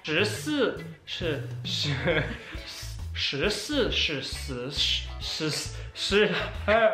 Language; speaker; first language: Chinese; non-native, learner; Danish